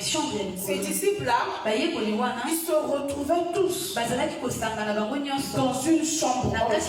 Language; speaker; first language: French; non-native, local second language; Lingala